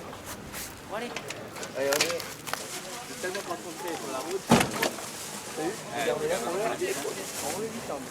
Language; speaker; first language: French; native; French